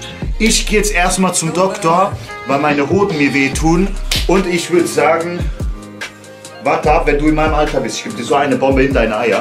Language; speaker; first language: German; native; German